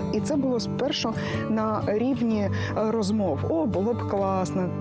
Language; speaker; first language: Ukrainian; native; Ukrainian